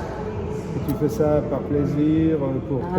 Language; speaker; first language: French; native; French